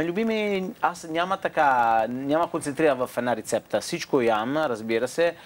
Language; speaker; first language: Bulgarian; non-native, fluent; Italian